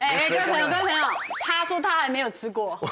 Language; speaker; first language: Chinese; native; Chinese